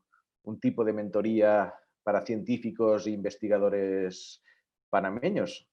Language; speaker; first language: Spanish; native; Spanish